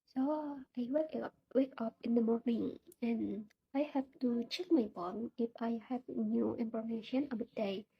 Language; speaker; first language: English; non-native, learner; Indonesian